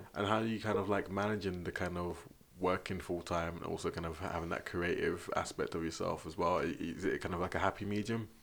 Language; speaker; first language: English; native; English